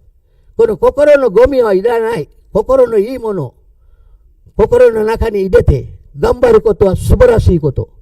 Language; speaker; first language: Japanese; non-native, learner; Sinhala